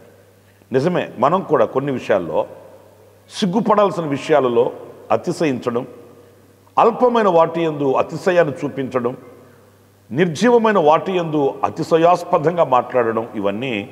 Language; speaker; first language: Telugu; native; Telugu